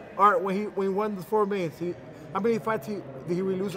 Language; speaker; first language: English; early bilingual, other home language; Spanish